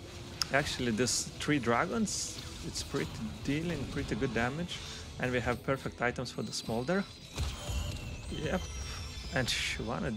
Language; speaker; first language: English; non-native, fluent; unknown